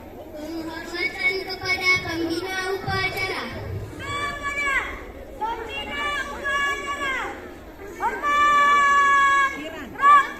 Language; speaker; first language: Indonesian; native; Indonesian